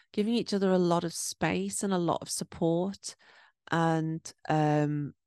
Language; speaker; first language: English; native; English